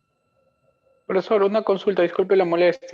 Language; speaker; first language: Spanish; native; Spanish